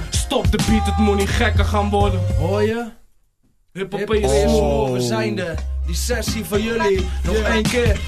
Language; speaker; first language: Dutch; native; Dutch